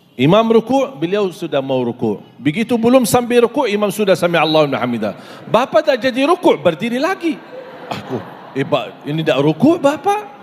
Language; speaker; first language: Malay; non-native, fluent; Arabic